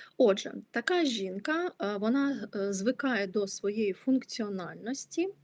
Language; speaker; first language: Ukrainian; non-native, local second language; Russian